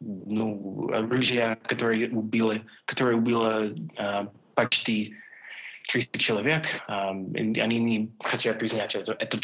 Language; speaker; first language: Russian; non-native, fluent; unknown